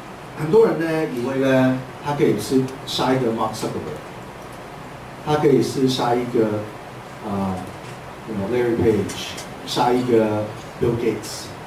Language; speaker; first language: Chinese; early bilingual, heritage; English